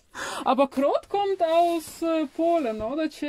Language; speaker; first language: German; non-native, fluent; Russian